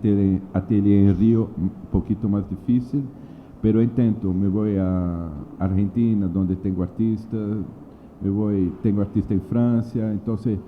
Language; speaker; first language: Spanish; non-native, learner; Portuguese